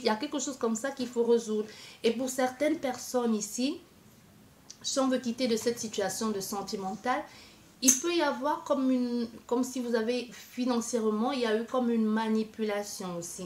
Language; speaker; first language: French; native; French